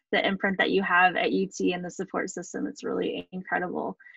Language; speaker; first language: English; native; English